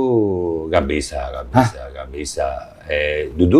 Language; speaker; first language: Indonesian; non-native, learner; Spanish